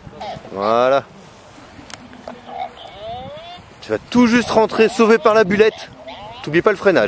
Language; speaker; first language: French; native; French